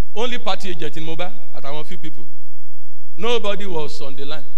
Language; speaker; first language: English; non-native, local second language; Yoruba